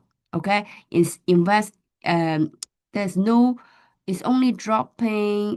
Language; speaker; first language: English; non-native, fluent; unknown